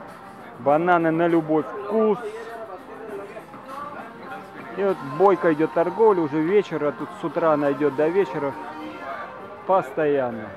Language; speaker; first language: Russian; native; Russian